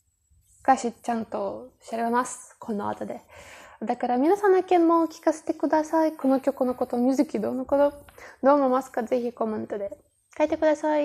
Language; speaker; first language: Japanese; non-native, learner; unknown